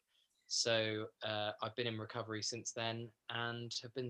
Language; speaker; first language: English; native; English